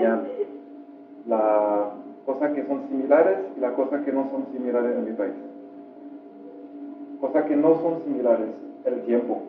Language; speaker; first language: Spanish; non-native, fluent; French